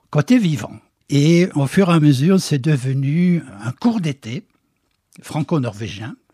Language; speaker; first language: French; non-native, fluent; Norwegian